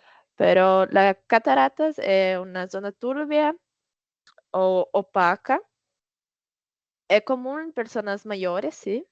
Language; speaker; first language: Spanish; non-native, learner; Portuguese